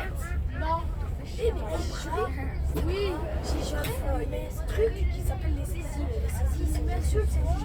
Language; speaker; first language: French; native; French